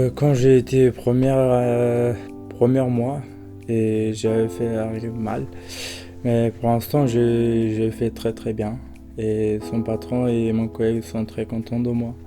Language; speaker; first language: French; non-native, learner; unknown